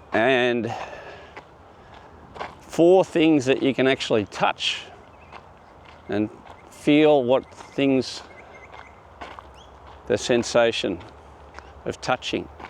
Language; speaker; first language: English; native; English